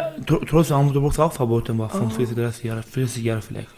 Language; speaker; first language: German; non-native, learner; Baluchi